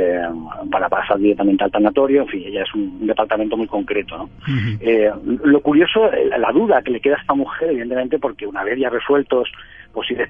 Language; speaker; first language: Spanish; native; Spanish